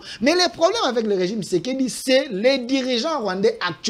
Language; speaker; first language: French; non-native, local second language; Lingala